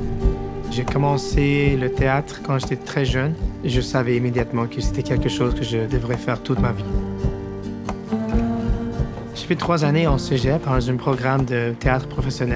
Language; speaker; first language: French; non-native, local second language; English